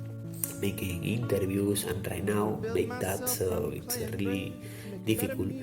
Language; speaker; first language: English; non-native, learner; Spanish